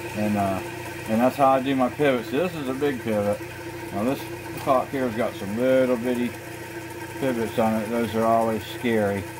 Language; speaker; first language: English; native; English